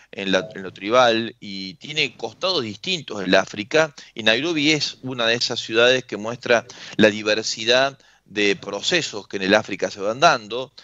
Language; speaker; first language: Spanish; native; Spanish